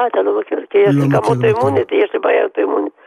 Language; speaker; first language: Hebrew; non-native, fluent; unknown